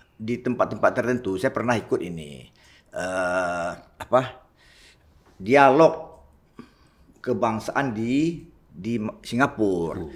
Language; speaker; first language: Indonesian; non-native, local second language; Achinese